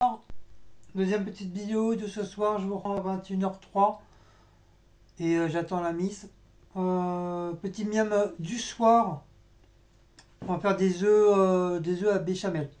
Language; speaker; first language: French; native; French